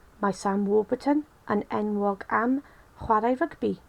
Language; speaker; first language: Welsh; non-native, local second language; English